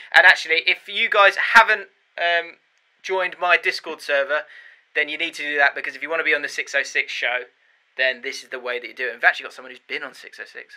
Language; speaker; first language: English; native; English